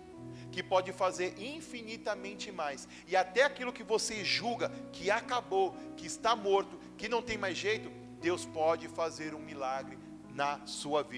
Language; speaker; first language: Portuguese; native; Portuguese